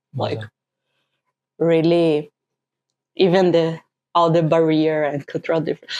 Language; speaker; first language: English; non-native, fluent; Portuguese